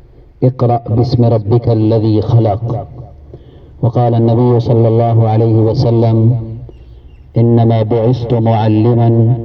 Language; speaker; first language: Arabic; non-native, fluent; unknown